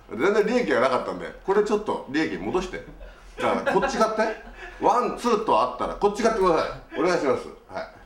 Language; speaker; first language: Japanese; native; Japanese